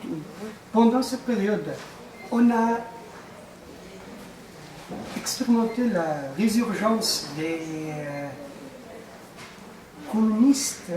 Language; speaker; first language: French; non-native, fluent; Persian